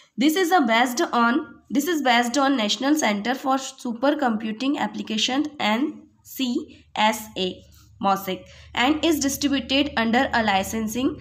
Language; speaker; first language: Hindi; native; Hindi